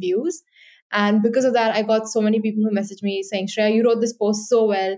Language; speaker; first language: English; non-native, local second language; Hindi